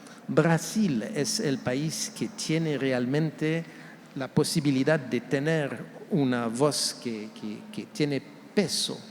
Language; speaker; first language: Spanish; non-native, fluent; French